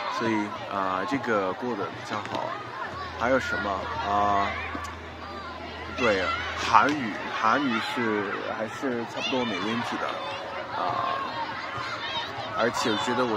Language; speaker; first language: Chinese; non-native, fluent; English